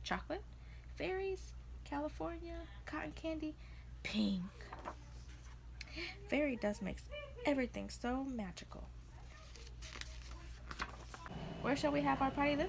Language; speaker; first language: English; native; English